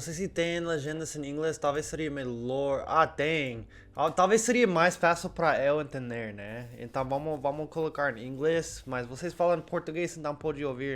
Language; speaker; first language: Portuguese; non-native, learner; English